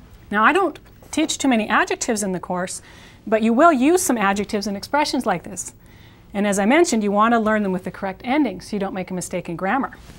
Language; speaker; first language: English; native; English